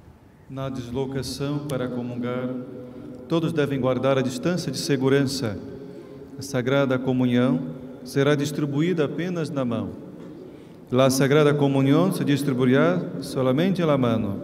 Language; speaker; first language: Portuguese; native; Portuguese